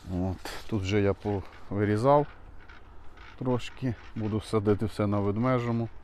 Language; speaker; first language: Ukrainian; native; Ukrainian